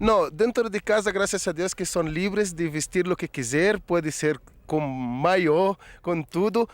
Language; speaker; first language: Portuguese; non-native, fluent; Arabic